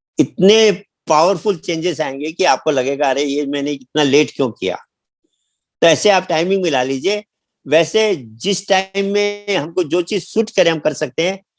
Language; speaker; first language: Hindi; native; Hindi